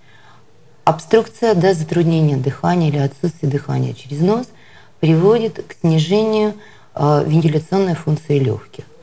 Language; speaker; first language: Russian; native; Russian